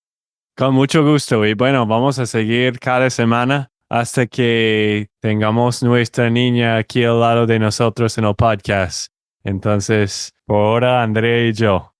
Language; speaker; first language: Spanish; non-native, fluent; English